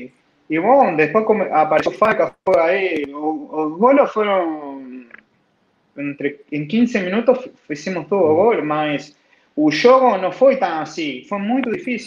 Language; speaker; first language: Portuguese; non-native, fluent; Spanish